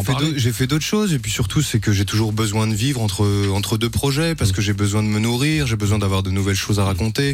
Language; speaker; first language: French; native; French